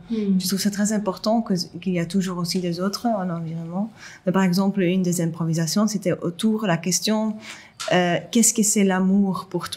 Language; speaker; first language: French; non-native, local second language; Dutch